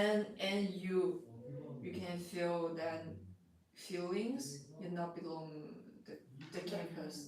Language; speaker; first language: English; non-native, fluent; Chinese